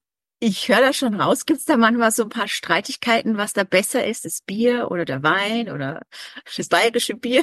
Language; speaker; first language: German; native; German